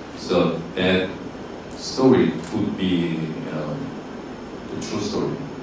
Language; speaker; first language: English; non-native, learner; Korean